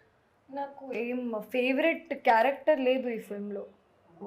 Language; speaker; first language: Telugu; non-native, fluent; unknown